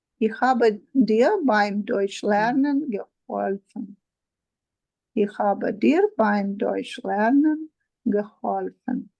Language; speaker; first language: German; non-native, learner; Ukrainian